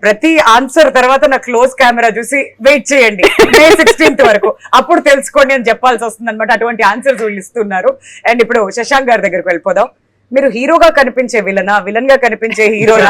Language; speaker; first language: Telugu; native; Telugu